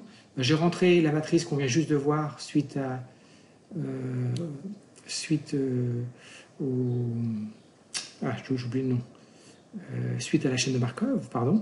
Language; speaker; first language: French; native; French